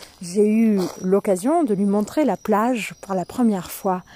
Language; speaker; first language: French; non-native, fluent; Portuguese